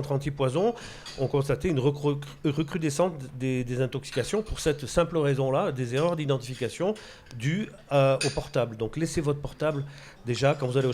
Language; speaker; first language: French; native; French